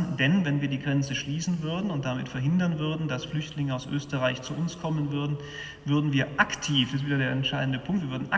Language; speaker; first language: German; native; German